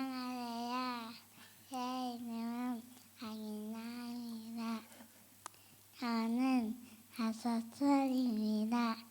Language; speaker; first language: Korean; early bilingual, heritage; Korean